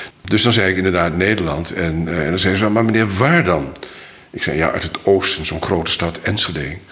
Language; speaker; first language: Dutch; native; Dutch